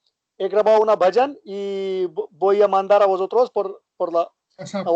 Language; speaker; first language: Spanish; non-native, learner; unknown